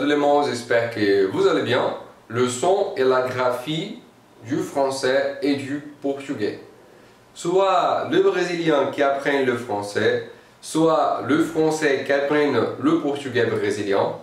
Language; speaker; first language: French; non-native, fluent; Portuguese